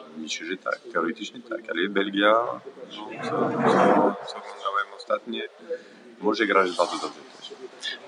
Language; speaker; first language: Polish; non-native, learner; French